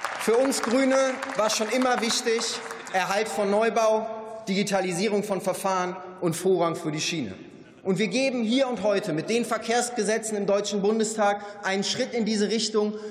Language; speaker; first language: German; native; German